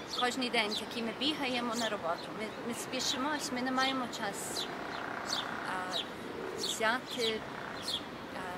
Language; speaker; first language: Ukrainian; early bilingual, heritage; Ukrainian